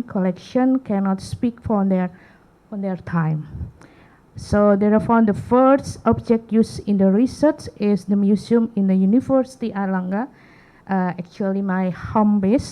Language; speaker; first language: English; non-native, learner; Indonesian